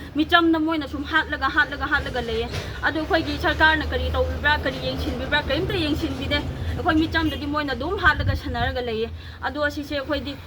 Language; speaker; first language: Manipuri; non-native, local second language; Tangkhul Naga (India)